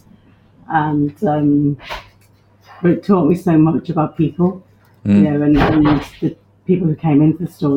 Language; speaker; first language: English; native; English